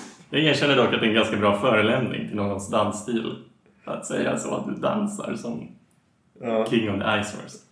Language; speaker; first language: Swedish; native; Swedish